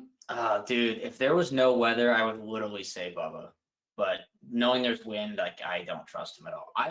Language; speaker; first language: English; native; English